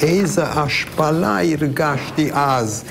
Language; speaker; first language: Hebrew; non-native, fluent; Romanian